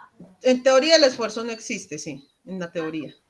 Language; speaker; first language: Spanish; native; Spanish